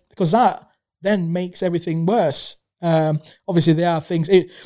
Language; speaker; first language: English; non-native, local second language; Swahili